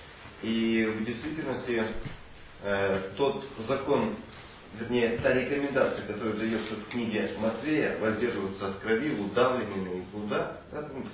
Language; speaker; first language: Russian; native; Russian